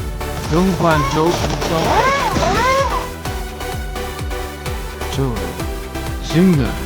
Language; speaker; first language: Chinese; native; Chinese